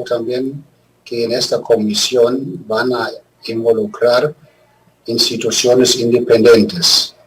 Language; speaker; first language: Spanish; non-native, fluent; German